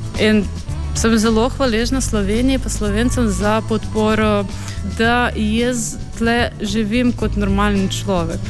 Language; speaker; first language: Slovenian; non-native, fluent; Ukrainian